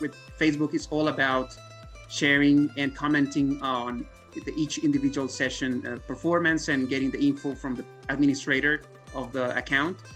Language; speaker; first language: English; non-native, fluent; Spanish